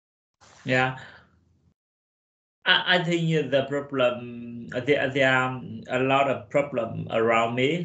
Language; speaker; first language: English; non-native, learner; Vietnamese